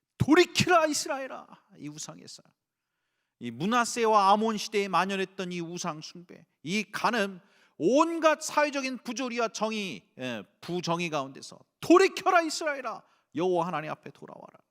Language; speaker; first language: Korean; native; Korean